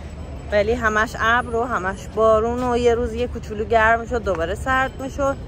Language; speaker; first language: Persian; native; Persian